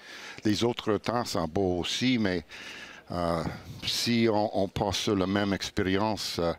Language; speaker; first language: French; non-native, fluent; English